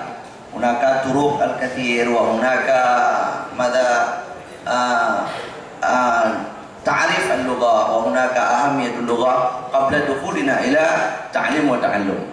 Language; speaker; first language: Arabic; non-native, fluent; Indonesian